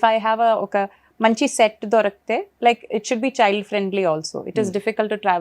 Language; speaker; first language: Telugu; non-native, learner; Malayalam